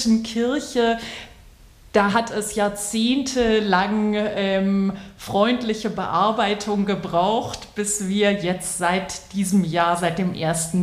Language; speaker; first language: German; native; German